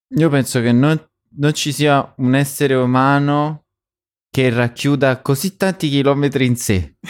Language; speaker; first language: Italian; native; Italian